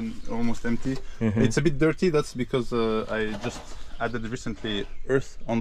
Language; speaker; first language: English; non-native, fluent; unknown